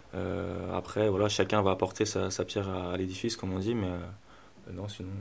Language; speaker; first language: French; native; French